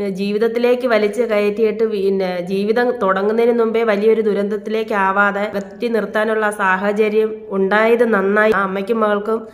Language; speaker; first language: Malayalam; native; Malayalam